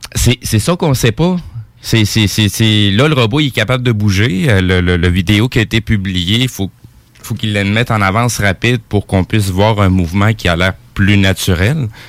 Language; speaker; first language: French; native; French